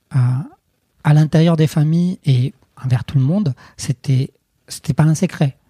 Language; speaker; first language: French; non-native, fluent; Spanish